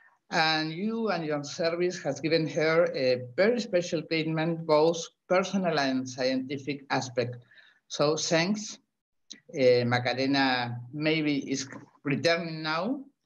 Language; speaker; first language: English; non-native, fluent; Spanish